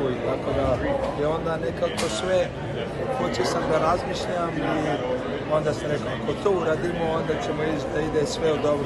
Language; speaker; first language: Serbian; early bilingual, heritage; Slovenian